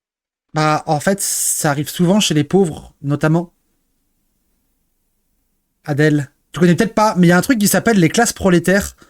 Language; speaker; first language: French; native; French